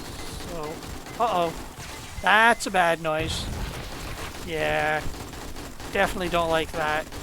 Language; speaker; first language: English; native; English